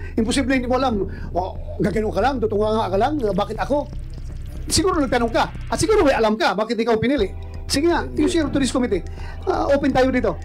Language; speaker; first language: Filipino; non-native, local second language; Cebuano